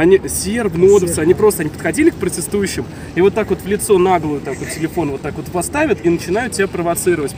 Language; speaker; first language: Russian; native; Russian